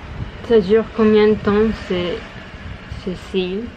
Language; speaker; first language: French; non-native, fluent; English